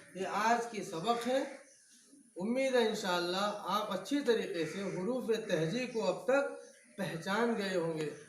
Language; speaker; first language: Hindi; native; Hindi